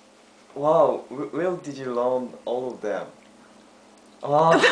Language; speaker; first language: English; non-native, fluent; Korean